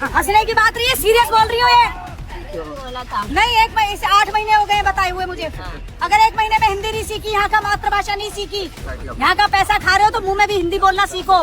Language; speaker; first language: Hindi; native; Hindi